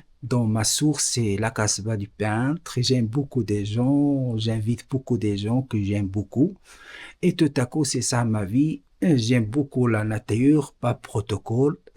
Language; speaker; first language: French; non-native, learner; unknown